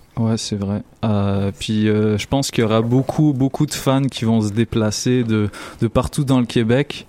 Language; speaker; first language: French; native; French